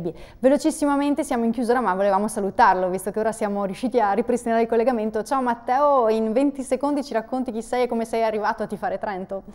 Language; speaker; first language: Italian; native; Italian